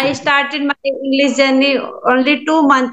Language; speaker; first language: English; non-native, learner; Hindi